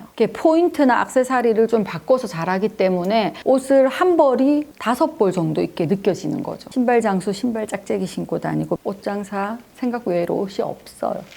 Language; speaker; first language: Korean; native; Korean